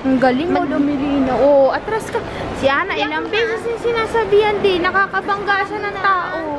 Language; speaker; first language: Filipino; native; Filipino